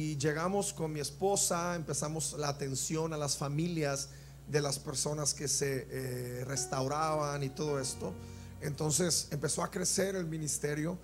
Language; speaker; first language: Spanish; native; Spanish